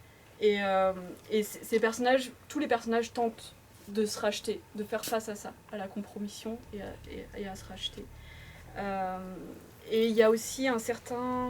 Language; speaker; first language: French; native; French